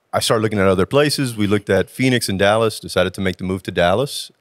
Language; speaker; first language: English; native; English